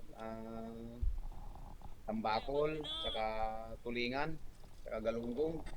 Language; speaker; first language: Filipino; native; Filipino